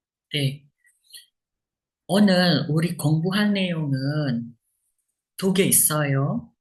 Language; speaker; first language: Korean; non-native, fluent; Indonesian